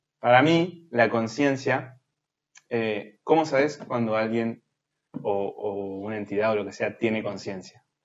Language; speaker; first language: Spanish; native; Spanish